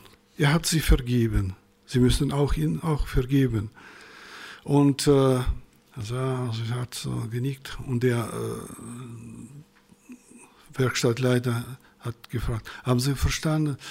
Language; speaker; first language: German; non-native, fluent; Russian